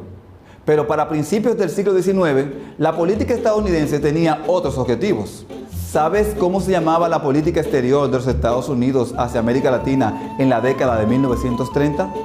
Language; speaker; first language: Spanish; native; Spanish